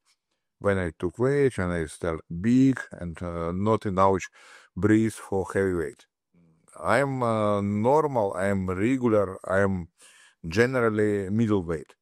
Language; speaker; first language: English; non-native, learner; Russian